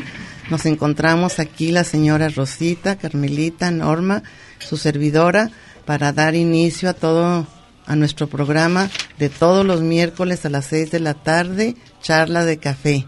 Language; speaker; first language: Spanish; native; Spanish